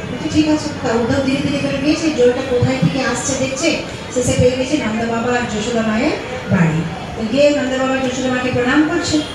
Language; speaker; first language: Bangla; non-native, fluent; Hindi